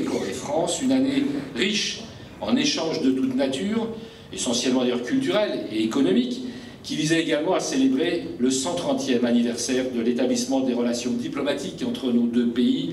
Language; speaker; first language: French; native; French